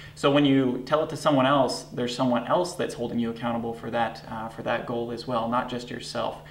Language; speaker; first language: English; native; English